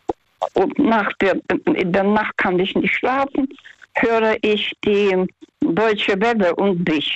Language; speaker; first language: German; non-native, learner; Russian